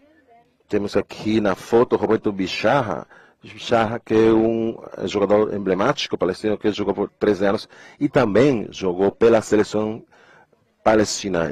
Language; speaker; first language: Portuguese; non-native, fluent; Spanish